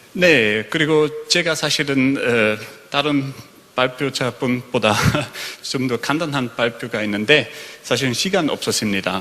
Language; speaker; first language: Korean; non-native, fluent; German